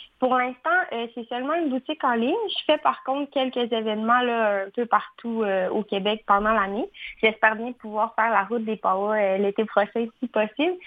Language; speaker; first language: French; native; French